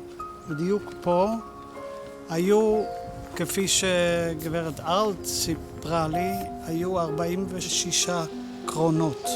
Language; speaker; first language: Hebrew; non-native, fluent; Dutch